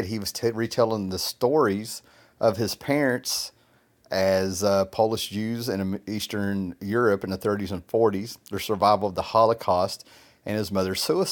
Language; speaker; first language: English; native; English